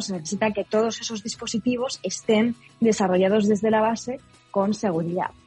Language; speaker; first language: Spanish; native; Spanish